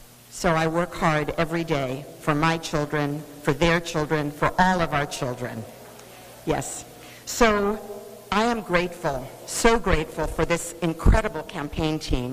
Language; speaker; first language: English; native; English